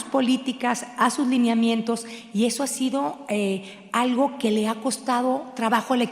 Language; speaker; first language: Spanish; native; Spanish